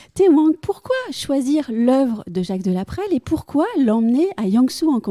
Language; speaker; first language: French; native; French